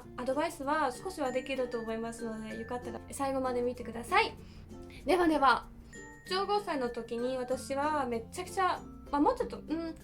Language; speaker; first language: Japanese; non-native, fluent; German